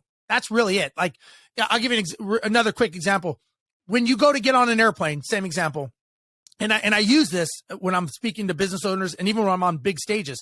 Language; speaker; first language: English; native; English